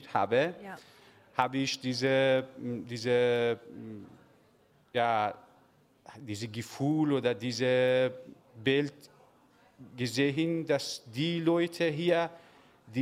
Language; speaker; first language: German; non-native, learner; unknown